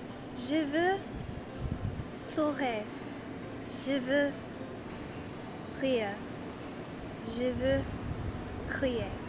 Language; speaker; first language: French; non-native, learner; English